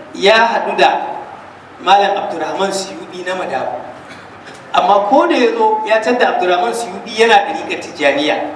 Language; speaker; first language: Hausa; native; Hausa